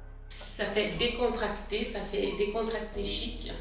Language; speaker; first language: French; native; French